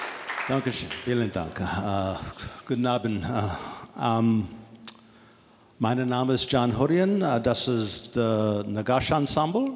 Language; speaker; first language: German; non-native, learner; English